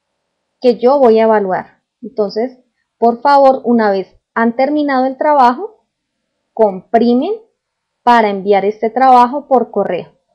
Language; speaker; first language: Spanish; native; Spanish